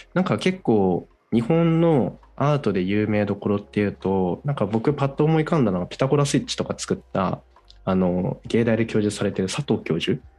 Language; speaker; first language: Japanese; native; Japanese